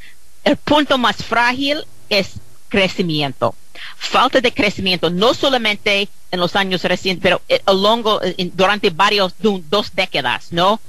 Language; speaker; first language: Spanish; non-native, fluent; English